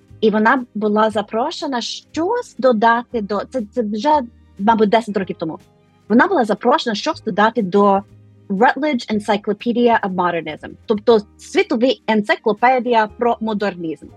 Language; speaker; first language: Ukrainian; non-native, fluent; English